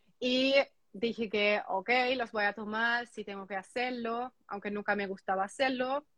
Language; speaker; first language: Spanish; non-native, fluent; German